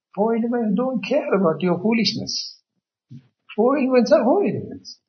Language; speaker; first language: English; non-native, local second language; Sinhala